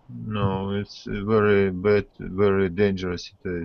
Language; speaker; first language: English; non-native, learner; Russian